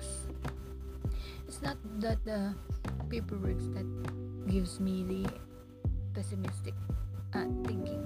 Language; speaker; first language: English; non-native, local second language; Filipino